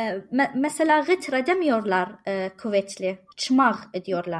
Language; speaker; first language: Turkish; non-native, learner; Arabic